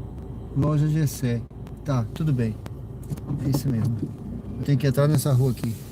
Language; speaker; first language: Portuguese; native; Portuguese